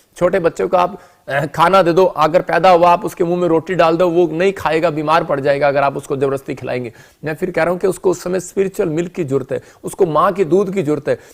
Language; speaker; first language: Hindi; non-native, local second language; Punjabi